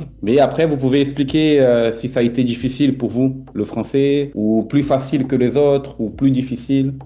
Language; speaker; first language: French; non-native, fluent; Portuguese